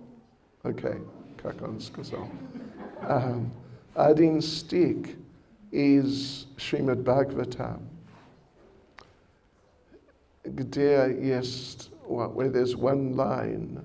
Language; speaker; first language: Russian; non-native, learner; English